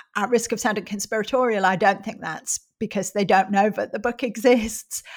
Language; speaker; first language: English; native; English